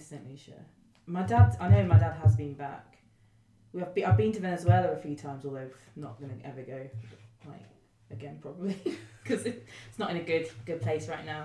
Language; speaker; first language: English; native; English